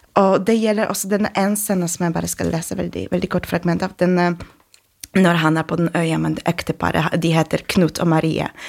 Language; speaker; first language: Norwegian; non-native, fluent; Polish